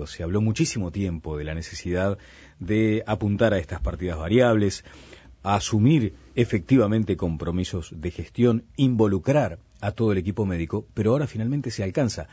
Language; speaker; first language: Spanish; native; Spanish